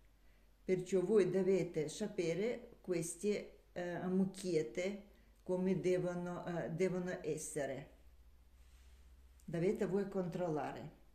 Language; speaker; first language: Italian; non-native, learner; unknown